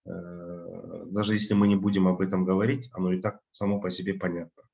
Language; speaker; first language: Russian; non-native, local second language; Kazakh